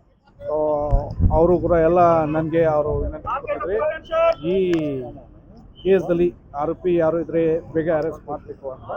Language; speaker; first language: Kannada; non-native, fluent; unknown